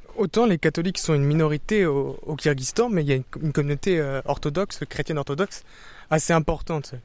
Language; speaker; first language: French; native; French